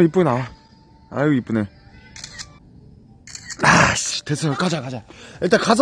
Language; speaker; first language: Korean; native; Korean